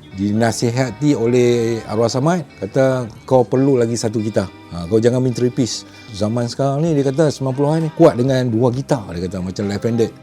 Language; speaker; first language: Malay; native; Malay